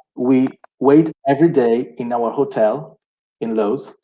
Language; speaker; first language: English; non-native, fluent; Italian